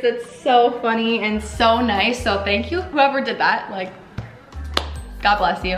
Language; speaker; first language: English; native; English